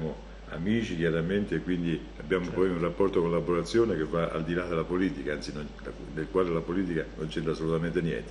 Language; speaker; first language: Italian; native; Italian